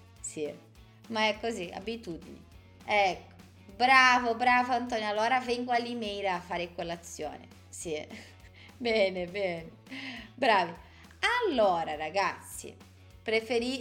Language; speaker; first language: Italian; non-native, fluent; Portuguese